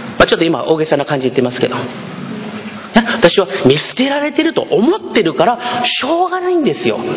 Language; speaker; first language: Japanese; early bilingual, heritage; Japanese